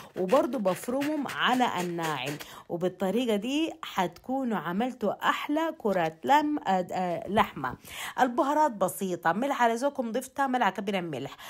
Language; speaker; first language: Arabic; native; Arabic